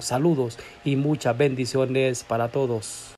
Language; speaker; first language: Spanish; native; Spanish